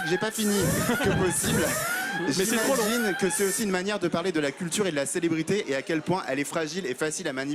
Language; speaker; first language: French; native; French